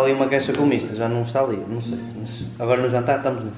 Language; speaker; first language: Portuguese; native; Portuguese